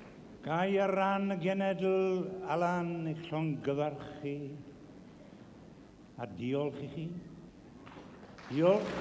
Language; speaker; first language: Welsh; native; Welsh